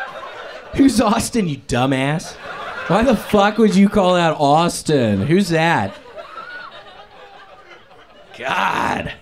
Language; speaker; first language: English; native; English